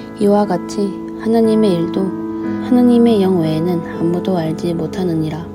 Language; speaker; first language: Korean; native; Korean